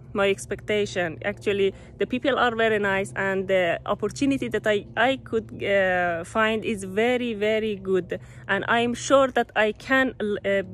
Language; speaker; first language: English; non-native, fluent; Persian